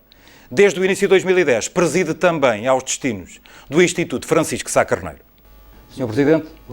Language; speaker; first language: Portuguese; native; Portuguese